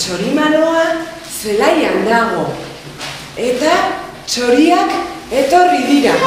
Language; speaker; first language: Basque; non-native, local second language; Spanish